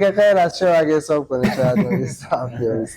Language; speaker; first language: Persian; native; Persian